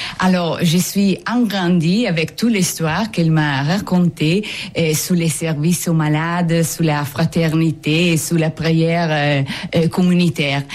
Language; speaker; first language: French; non-native, fluent; Italian